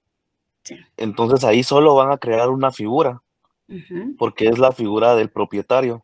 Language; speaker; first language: Spanish; native; Spanish